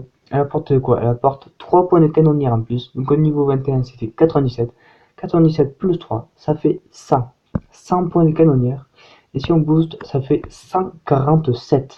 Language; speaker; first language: French; native; French